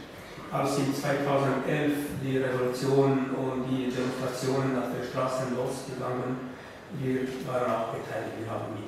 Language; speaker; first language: German; non-native, fluent; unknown